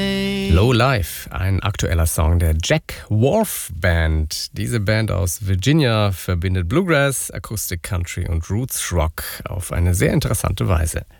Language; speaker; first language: German; native; German